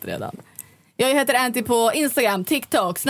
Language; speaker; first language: Swedish; native; Swedish